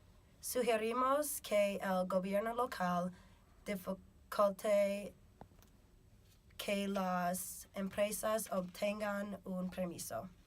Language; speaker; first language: Spanish; non-native, fluent; English